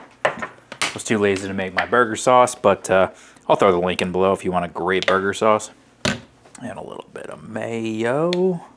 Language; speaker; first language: English; native; English